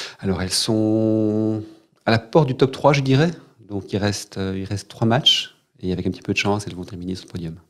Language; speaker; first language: French; native; French